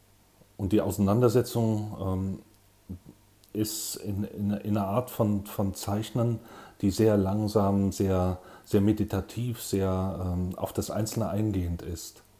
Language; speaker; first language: German; native; German